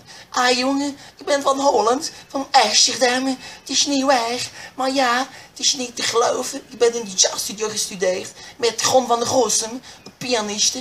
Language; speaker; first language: Dutch; non-native, local second language; French